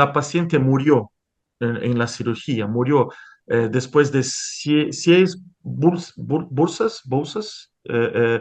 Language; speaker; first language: Spanish; non-native, fluent; Portuguese